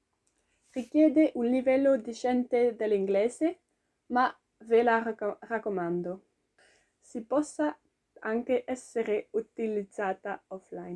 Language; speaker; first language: Italian; non-native, learner; French